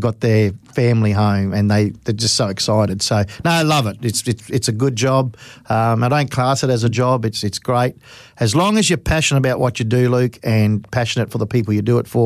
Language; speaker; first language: English; native; English